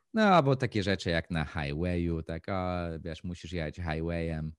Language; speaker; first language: Polish; early bilingual, heritage; Polish